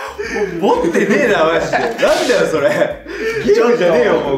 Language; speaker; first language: Japanese; native; Japanese